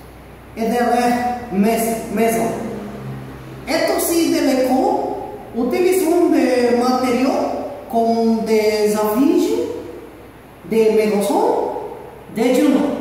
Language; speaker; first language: French; non-native, learner; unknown